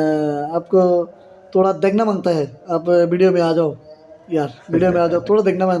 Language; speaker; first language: Hindi; non-native, fluent; Bangla